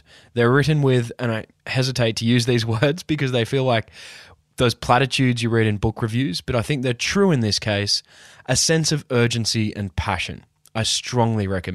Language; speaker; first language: English; native; English